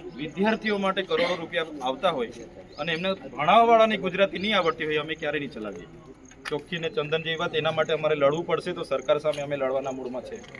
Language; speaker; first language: Gujarati; non-native, local second language; Vasavi